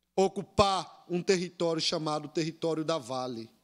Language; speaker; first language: Portuguese; native; Portuguese